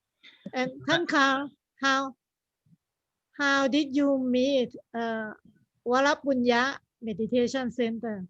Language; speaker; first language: English; non-native, learner; Thai